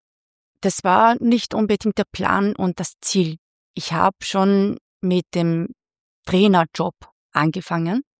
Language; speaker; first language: German; non-native, fluent; Chinese